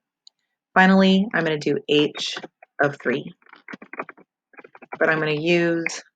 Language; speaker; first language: English; native; English